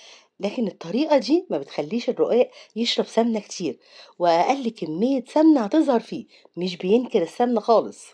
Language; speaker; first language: Arabic; native; Arabic